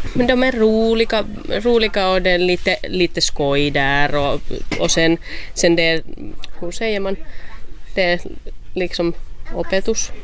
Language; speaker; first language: Swedish; non-native, local second language; Finnish